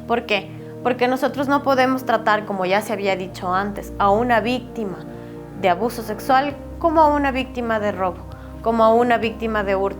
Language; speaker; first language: Spanish; native; Spanish